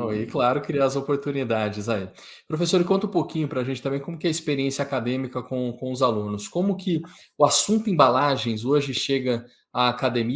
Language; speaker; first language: Portuguese; native; Portuguese